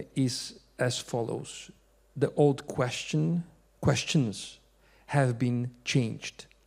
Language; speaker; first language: English; non-native, fluent; Polish